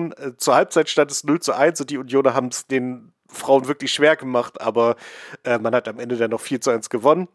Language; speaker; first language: German; native; German